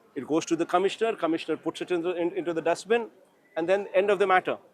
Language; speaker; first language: English; non-native, local second language; Telugu